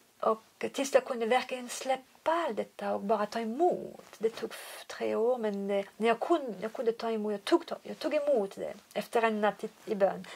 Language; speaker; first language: Swedish; non-native, fluent; French